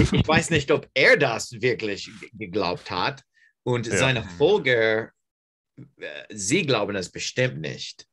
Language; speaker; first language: German; non-native, learner; English